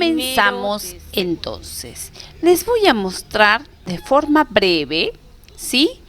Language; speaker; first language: Spanish; native; Spanish